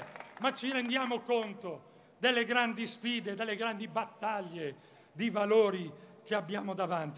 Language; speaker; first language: Italian; native; Italian